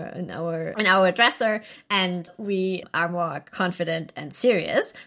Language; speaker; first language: English; non-native, fluent; Italian